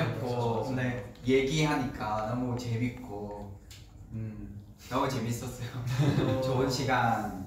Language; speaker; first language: Korean; non-native, learner; Vietnamese